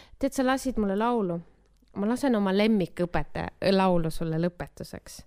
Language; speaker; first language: Estonian; native; Estonian